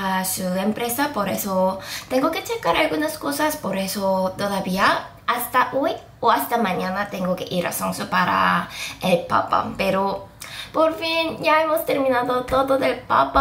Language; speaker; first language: Spanish; non-native, fluent; Korean